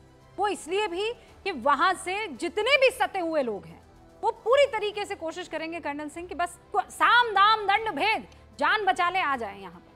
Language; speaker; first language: Hindi; native; Hindi